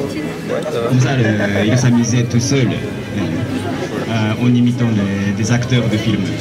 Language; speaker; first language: French; non-native, fluent; Japanese